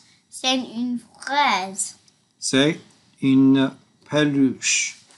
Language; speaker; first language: French; non-native, learner; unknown